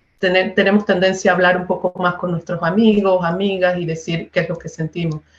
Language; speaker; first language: Spanish; native; Spanish